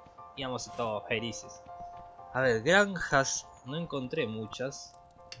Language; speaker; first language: Spanish; native; Spanish